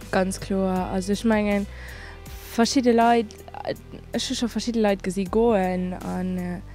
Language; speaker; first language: German; non-native, local second language; Luxembourgish